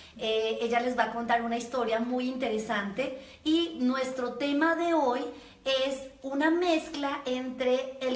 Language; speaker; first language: Spanish; native; Spanish